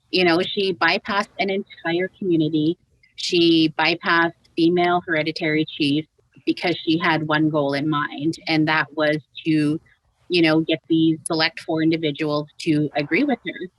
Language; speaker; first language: English; native; English